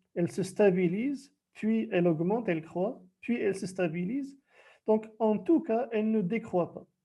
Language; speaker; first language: French; non-native, local second language; Arabic